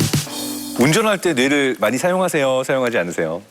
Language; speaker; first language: Korean; native; Korean